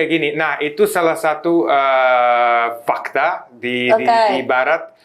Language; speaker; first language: Indonesian; non-native, fluent; Serbian